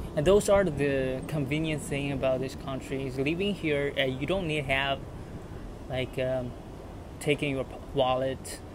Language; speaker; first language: English; non-native, fluent; Chinese